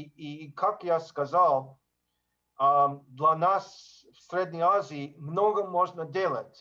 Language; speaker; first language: Russian; non-native, learner; English